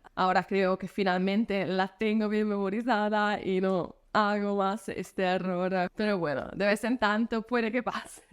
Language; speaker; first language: Spanish; non-native, fluent; Italian